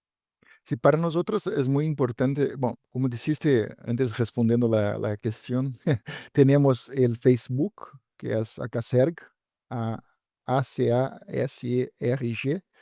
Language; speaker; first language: Spanish; non-native, fluent; Portuguese